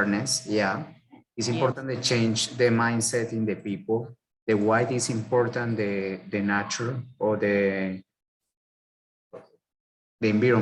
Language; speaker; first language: English; non-native, learner; Spanish